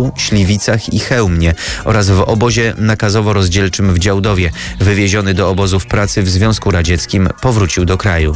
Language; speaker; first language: Polish; native; Polish